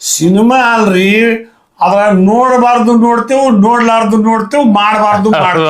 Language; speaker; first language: Kannada; native; Kannada